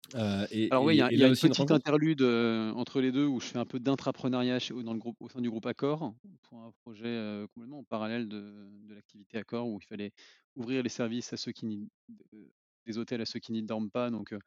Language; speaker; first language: French; native; French